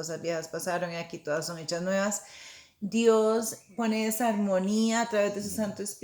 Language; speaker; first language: Spanish; native; Spanish